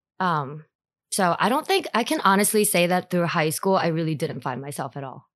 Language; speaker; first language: English; early bilingual, other home language; Korean